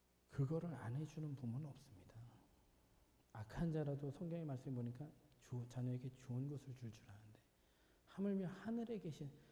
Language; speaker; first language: Korean; native; Korean